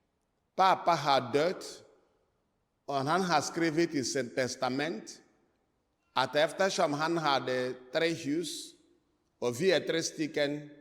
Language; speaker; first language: Swedish; non-native, fluent; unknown